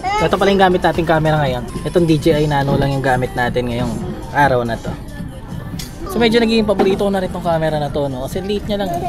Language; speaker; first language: Filipino; native; Filipino